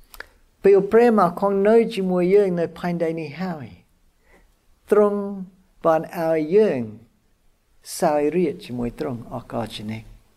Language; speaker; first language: Khmer; non-native, fluent; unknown